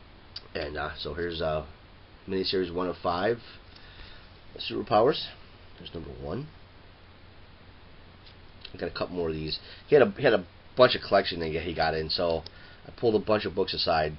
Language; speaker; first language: English; native; English